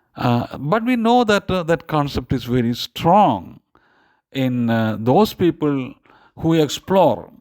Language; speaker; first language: English; non-native, local second language; Malayalam